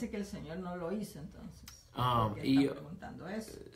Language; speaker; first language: Spanish; native; Spanish